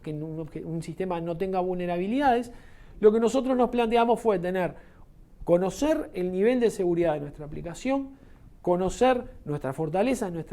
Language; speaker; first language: Spanish; native; Spanish